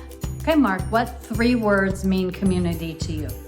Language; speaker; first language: English; native; English